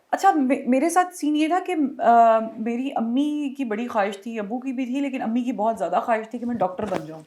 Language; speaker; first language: Urdu; native; Urdu